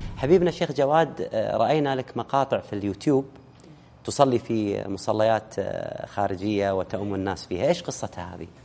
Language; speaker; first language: Arabic; native; Arabic